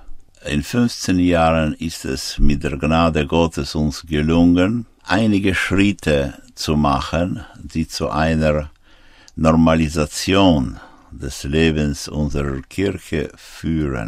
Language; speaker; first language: German; non-native, fluent; Ukrainian